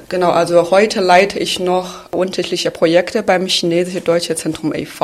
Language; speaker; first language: German; non-native, fluent; Chinese